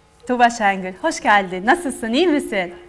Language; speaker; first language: Turkish; non-native, fluent; Albanian